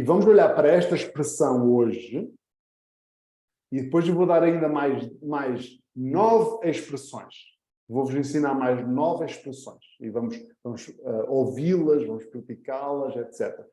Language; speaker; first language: Portuguese; early bilingual, heritage; Portuguese